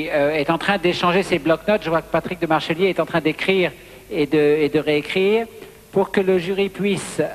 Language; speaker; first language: French; native; French